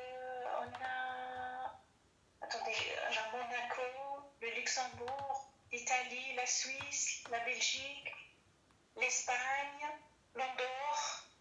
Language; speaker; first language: French; non-native, fluent; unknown